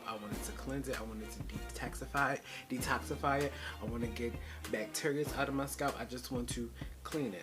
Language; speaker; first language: English; native; English